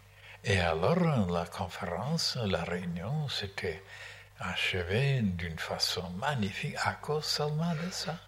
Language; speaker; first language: French; non-native, fluent; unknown